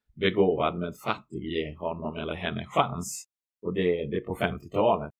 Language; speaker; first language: Swedish; non-native, fluent; Croatian